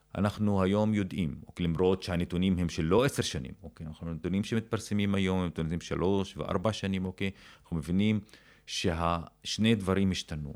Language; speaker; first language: Hebrew; non-native, local second language; Arabic